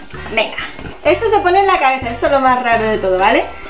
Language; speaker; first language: Spanish; native; Spanish